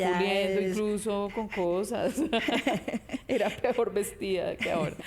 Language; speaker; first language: Spanish; native; Spanish